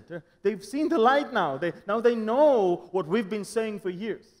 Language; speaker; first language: English; non-native, fluent; Hebrew